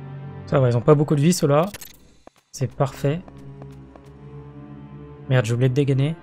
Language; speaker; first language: French; native; French